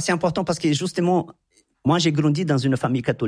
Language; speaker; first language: French; non-native, fluent; Portuguese